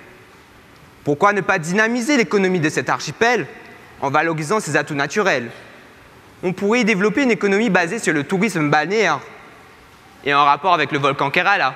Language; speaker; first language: French; native; French